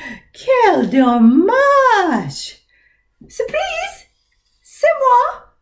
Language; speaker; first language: French; non-native, learner; English